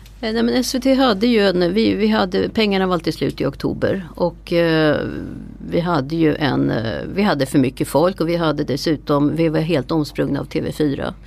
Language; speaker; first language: Swedish; native; Swedish